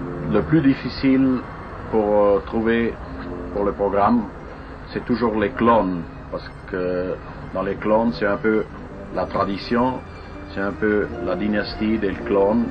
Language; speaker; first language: French; non-native, fluent; German